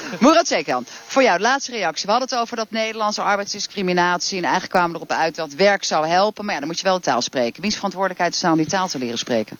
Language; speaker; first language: Dutch; native; Dutch